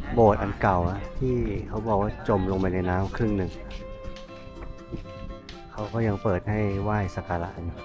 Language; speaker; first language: Thai; native; Thai